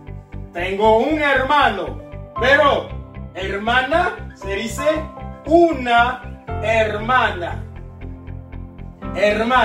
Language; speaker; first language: Spanish; non-native, fluent; Haitian Creole